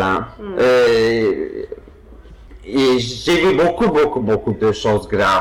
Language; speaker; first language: French; non-native, fluent; Turkish